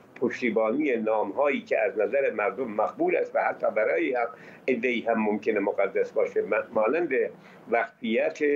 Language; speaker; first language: Persian; native; Persian